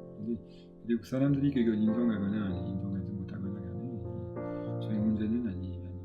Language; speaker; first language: Korean; non-native, fluent; French